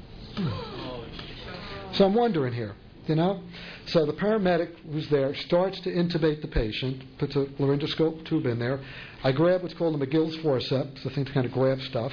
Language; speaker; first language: English; native; English